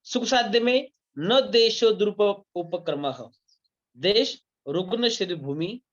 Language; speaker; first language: Hindi; non-native, local second language; Marathi